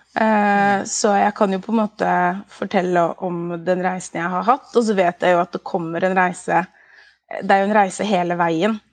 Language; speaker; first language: Norwegian; native; Norwegian